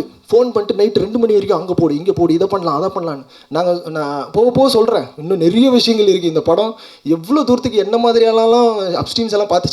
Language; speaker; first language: Tamil; native; Tamil